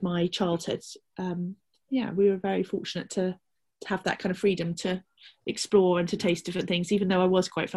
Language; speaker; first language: English; native; English